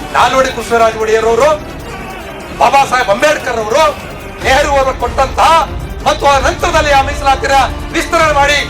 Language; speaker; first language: Kannada; non-native, local second language; Lambadi